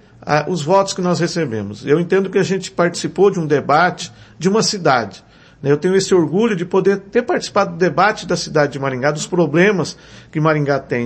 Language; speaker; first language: Portuguese; native; Portuguese